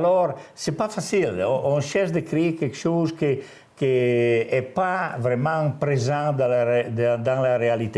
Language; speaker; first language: French; non-native, fluent; Italian